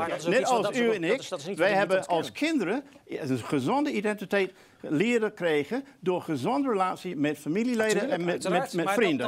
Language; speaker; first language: Dutch; non-native, fluent; English